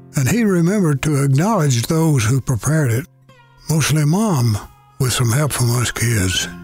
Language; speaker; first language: English; native; English